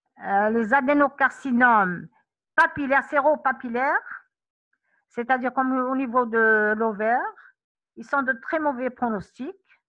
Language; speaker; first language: French; non-native, local second language; Arabic